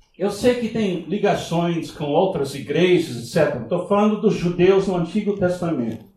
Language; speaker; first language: Portuguese; non-native, fluent; English